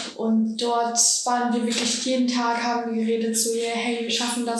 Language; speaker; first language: German; early bilingual, other home language; Georgian